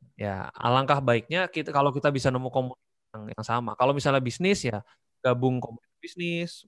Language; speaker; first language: Indonesian; native; Indonesian